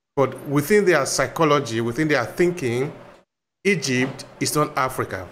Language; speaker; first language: English; non-native, local second language; Bini